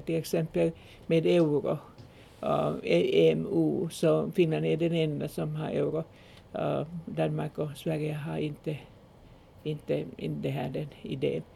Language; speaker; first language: Swedish; non-native, local second language; Finnish